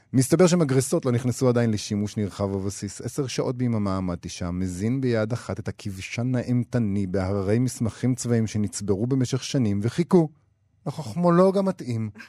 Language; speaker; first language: Hebrew; native; Hebrew